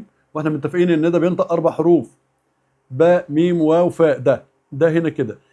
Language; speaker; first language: Arabic; native; Arabic